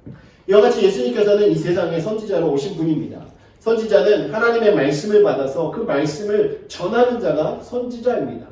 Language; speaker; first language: Korean; native; Korean